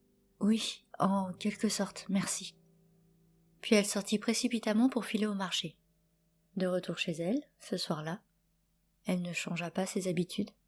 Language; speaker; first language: French; native; French